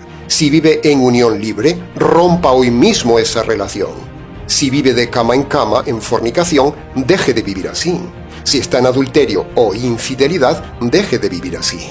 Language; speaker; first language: Spanish; native; Spanish